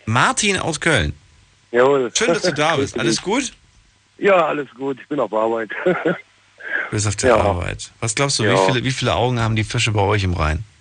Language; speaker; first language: German; native; German